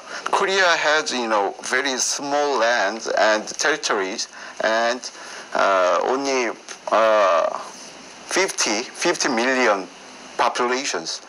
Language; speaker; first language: English; non-native, learner; Korean